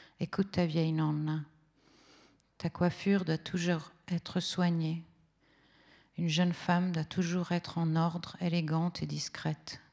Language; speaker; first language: French; early bilingual, other home language; Italian